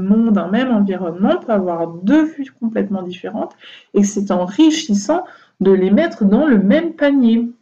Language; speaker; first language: French; native; French